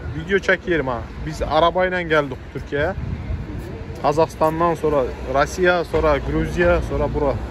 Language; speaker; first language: Turkish; non-native, learner; Russian